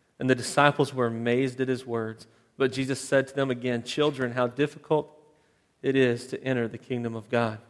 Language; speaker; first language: English; native; English